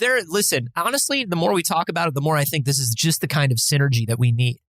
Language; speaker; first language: English; native; English